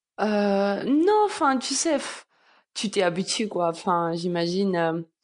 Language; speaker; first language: French; early bilingual, other home language; Georgian